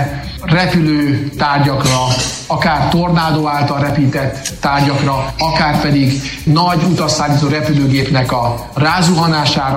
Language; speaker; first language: Hungarian; native; Hungarian